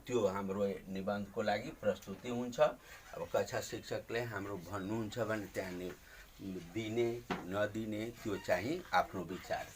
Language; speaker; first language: Nepali; native; Nepali